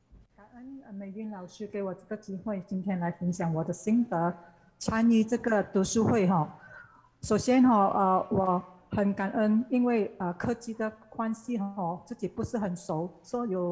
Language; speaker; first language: Chinese; non-native, learner; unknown